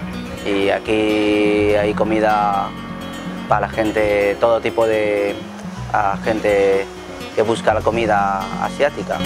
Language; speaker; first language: Spanish; non-native, learner; Chinese